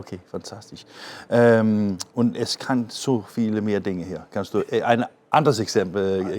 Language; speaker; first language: German; non-native, fluent; Danish